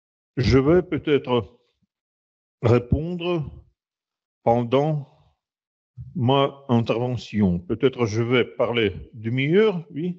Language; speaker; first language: French; non-native, fluent; Russian